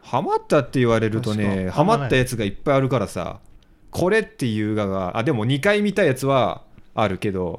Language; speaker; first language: Japanese; native; Japanese